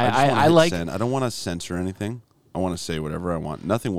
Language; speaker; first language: English; native; English